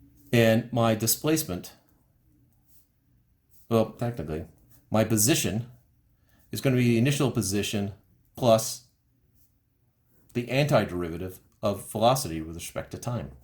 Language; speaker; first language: English; native; English